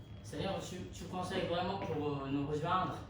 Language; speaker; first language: French; non-native, fluent; Japanese